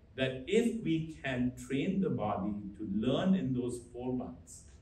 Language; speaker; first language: English; non-native, local second language; Hindi